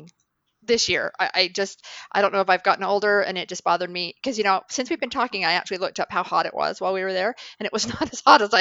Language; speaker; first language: English; native; English